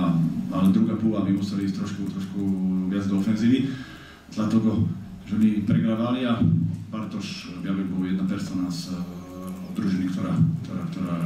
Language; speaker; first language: Polish; non-native, learner; Slovak